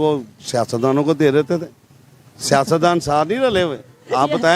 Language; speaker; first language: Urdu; non-native, local second language; Punjabi